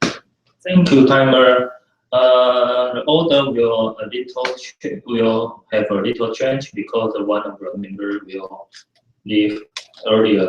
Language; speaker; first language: English; non-native, fluent; Chinese